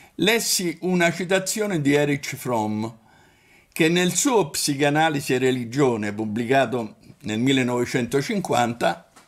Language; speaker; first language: Italian; native; Italian